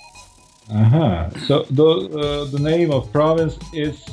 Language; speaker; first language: English; non-native, fluent; Croatian